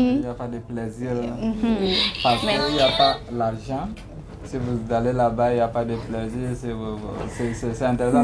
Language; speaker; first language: French; non-native, learner; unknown